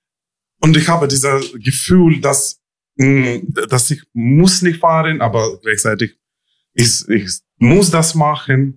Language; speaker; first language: German; non-native, learner; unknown